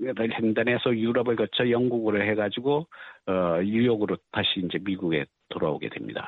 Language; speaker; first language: Korean; native; Korean